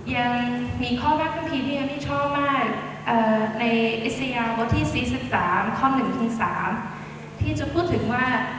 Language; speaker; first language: Thai; non-native, fluent; English